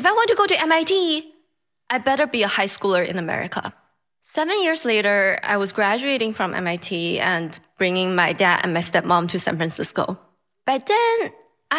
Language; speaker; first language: English; non-native, fluent; Chinese